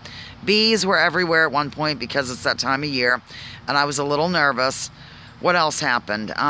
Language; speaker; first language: English; native; English